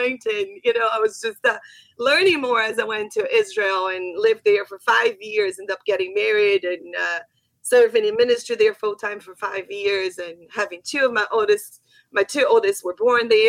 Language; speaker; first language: English; non-native, fluent; Portuguese